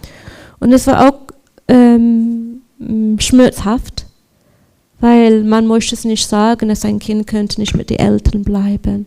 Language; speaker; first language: German; non-native, learner; English